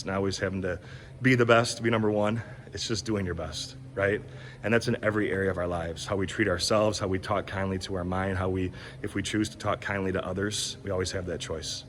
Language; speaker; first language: English; native; English